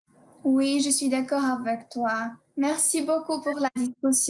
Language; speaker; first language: French; non-native, learner; Polish